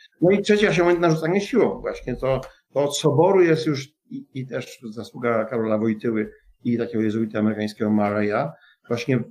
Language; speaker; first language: Polish; native; Polish